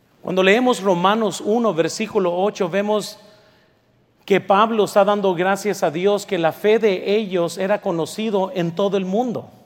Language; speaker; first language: Spanish; early bilingual, heritage; Spanish